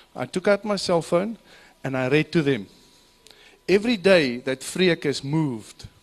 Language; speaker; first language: English; non-native, local second language; Afrikaans